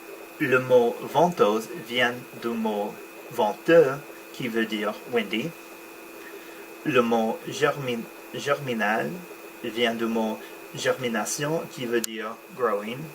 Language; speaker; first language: French; non-native, learner; English